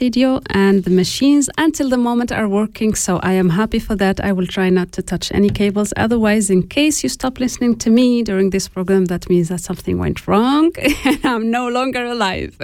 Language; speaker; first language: English; non-native, fluent; Arabic